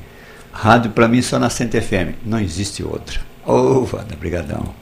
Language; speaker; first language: Portuguese; native; Portuguese